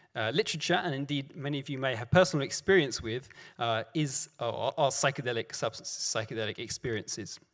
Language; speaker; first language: English; native; English